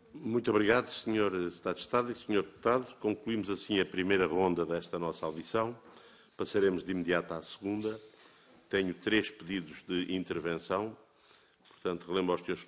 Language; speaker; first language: Portuguese; native; Portuguese